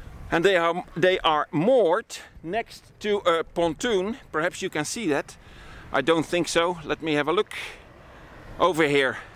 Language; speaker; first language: English; non-native, fluent; Dutch